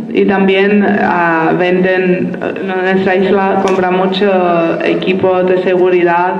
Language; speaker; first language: Spanish; non-native, fluent; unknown